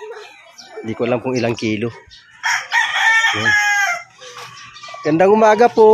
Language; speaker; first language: Filipino; native; Filipino